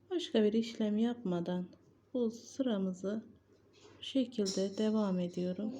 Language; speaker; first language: Turkish; native; Turkish